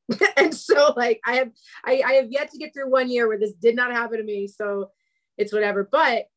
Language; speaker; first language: English; native; English